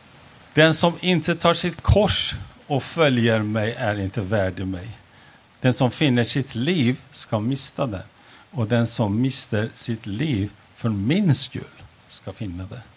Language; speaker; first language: Swedish; non-native, fluent; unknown